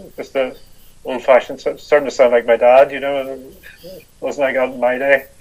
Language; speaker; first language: English; native; English